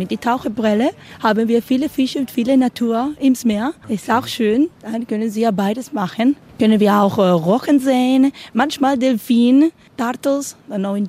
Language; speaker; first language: German; non-native, learner; Spanish